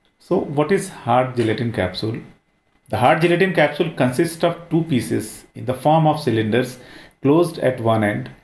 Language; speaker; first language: English; non-native, local second language; Hindi